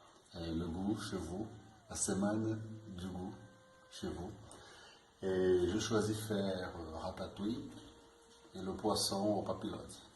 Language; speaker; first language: French; non-native, learner; Portuguese